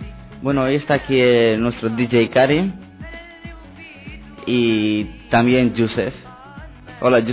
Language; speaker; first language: Spanish; early bilingual, other home language; Arabic